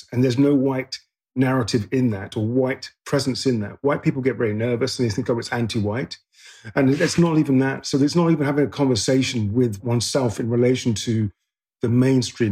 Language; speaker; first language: English; native; English